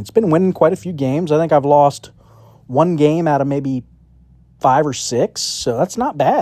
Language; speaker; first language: English; native; English